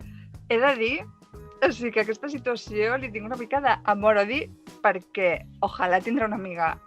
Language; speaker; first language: Catalan; native; Catalan